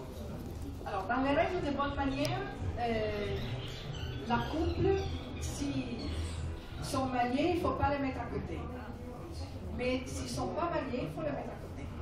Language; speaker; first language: French; non-native, fluent; Italian